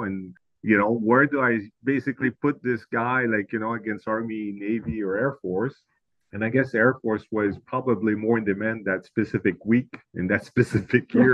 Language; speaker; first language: English; non-native, fluent; French